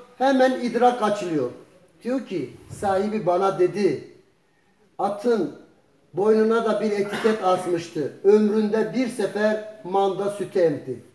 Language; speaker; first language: Turkish; early bilingual, heritage; Turkish